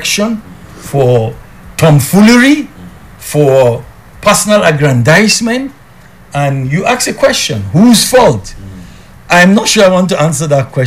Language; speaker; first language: English; non-native, local second language; Hausa